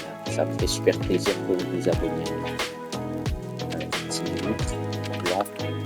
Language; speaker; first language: French; native; French